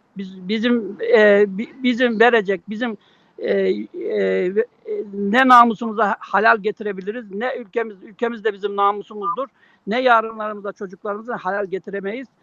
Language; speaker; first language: Turkish; native; Turkish